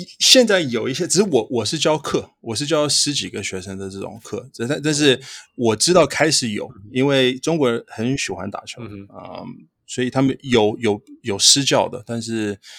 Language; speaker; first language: Chinese; early bilingual, heritage; Chinese